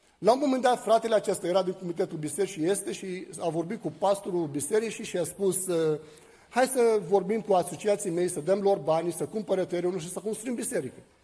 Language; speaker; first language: Romanian; non-native, fluent; Arabic